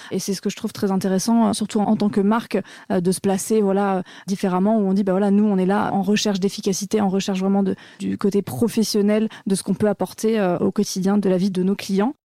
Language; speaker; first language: French; native; French